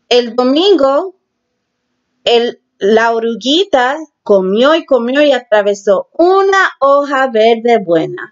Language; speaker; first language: Spanish; early bilingual, heritage; Spanish